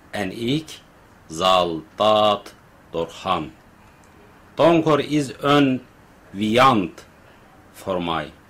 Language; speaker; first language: Dutch; non-native, learner; Turkish